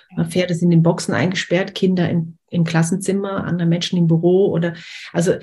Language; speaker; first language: German; native; German